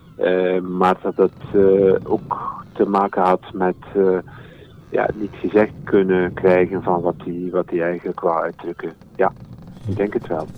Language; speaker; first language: Dutch; native; Dutch